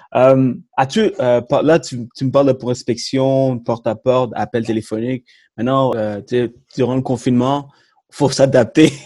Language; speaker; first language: French; early bilingual, other home language; Tamil